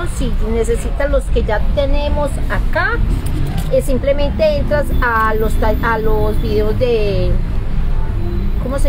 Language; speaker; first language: Spanish; native; Spanish